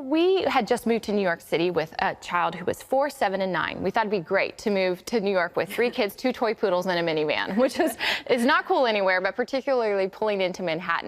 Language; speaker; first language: English; native; English